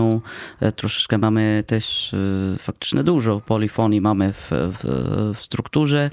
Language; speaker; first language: Polish; non-native, fluent; Arabic